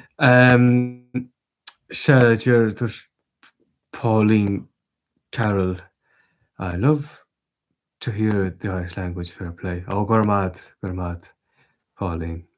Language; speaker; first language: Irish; native; Irish